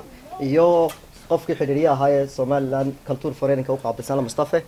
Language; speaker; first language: Swedish; non-native, fluent; Somali